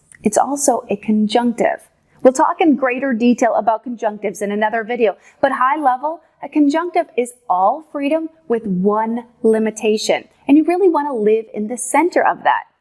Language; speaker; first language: English; native; English